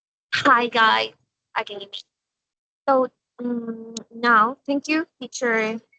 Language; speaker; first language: English; non-native, learner; Spanish